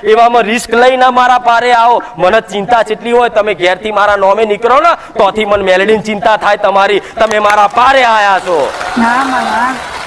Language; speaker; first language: Gujarati; native; Gujarati